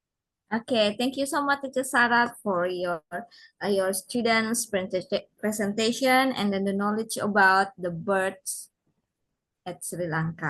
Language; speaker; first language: English; non-native, learner; Indonesian